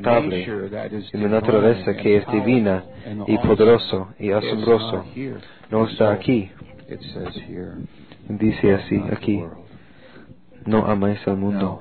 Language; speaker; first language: Spanish; non-native, learner; English